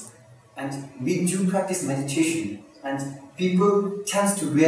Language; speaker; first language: English; non-native, local second language; Tibetan